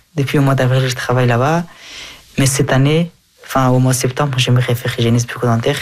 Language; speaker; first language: French; early bilingual, other home language; Persian